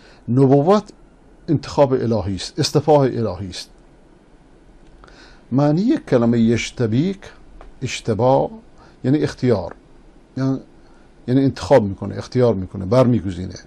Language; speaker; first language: Persian; native; Persian